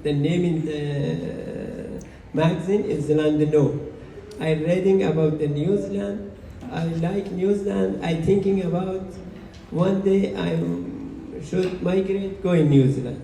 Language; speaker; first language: English; non-native, learner; Persian